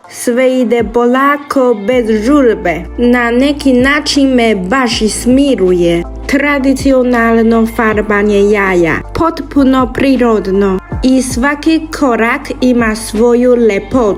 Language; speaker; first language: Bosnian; non-native, learner; Chinese